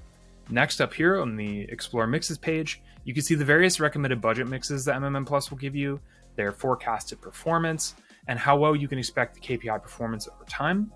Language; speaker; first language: English; native; English